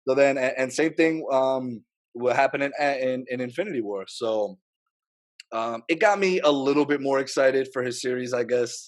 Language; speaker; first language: English; native; English